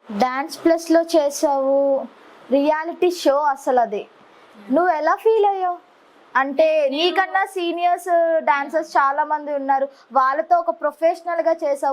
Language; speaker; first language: Telugu; native; Telugu